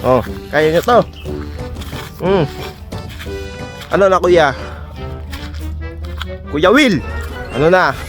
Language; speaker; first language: Filipino; non-native, local second language; Cebuano